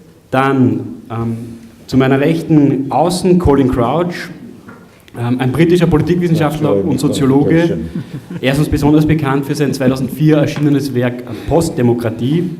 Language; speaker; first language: German; native; German